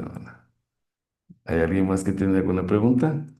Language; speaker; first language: Spanish; native; Spanish